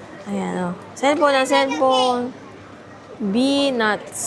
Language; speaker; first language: Filipino; native; Filipino